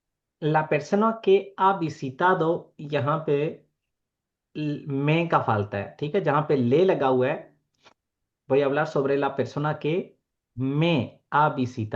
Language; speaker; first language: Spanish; non-native, fluent; Urdu